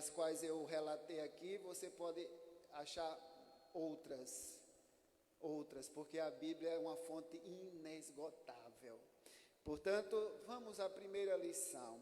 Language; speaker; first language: Portuguese; native; Portuguese